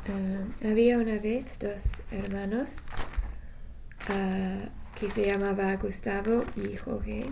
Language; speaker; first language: Spanish; non-native, learner; English